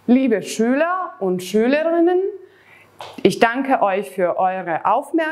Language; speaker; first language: German; non-native, fluent; Serbian